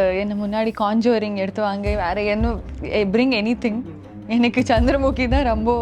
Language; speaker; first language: Tamil; early bilingual, heritage; Tamil